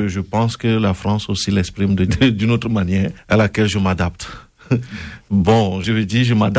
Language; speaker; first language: French; non-native, local second language; Ewe